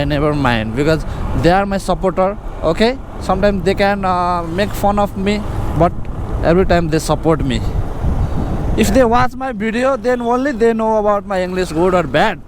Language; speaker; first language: English; non-native, learner; Nepali